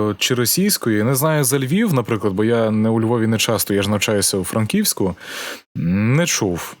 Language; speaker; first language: Ukrainian; native; Ukrainian